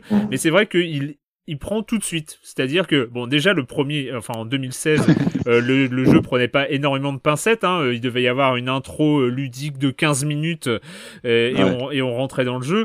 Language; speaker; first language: French; native; French